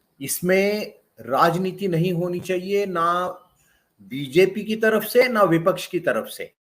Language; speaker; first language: Hindi; non-native, local second language; Kannada